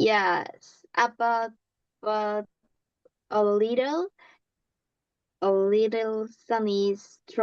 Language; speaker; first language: English; non-native, learner; Korean